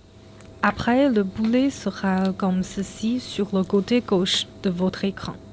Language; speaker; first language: French; non-native, fluent; Chinese